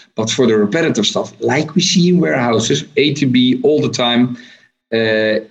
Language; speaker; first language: English; non-native, fluent; Dutch